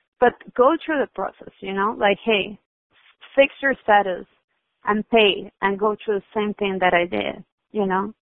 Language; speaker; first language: English; non-native, fluent; Spanish